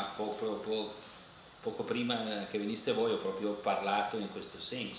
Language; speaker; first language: Italian; native; Italian